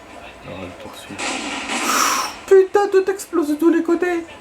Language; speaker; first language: French; native; French